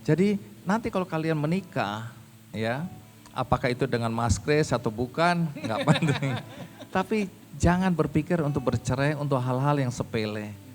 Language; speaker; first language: Indonesian; native; Indonesian